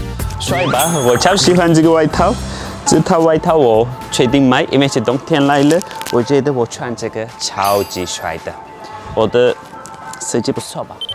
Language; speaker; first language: Chinese; non-native, fluent; Turkish